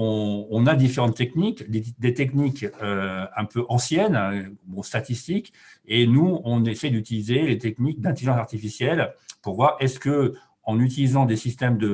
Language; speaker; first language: French; native; French